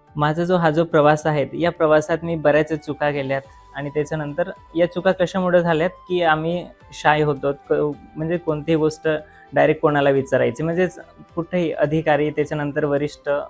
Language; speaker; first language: Marathi; non-native, local second language; Bhili